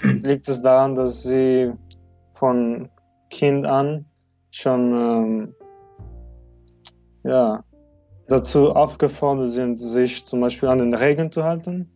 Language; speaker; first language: German; non-native, fluent; French